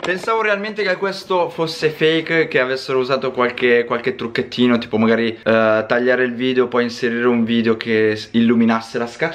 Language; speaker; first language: Italian; native; Italian